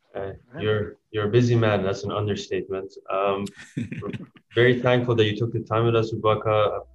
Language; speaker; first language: English; non-native, local second language; Igbo